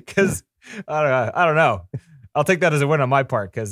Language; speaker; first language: English; native; English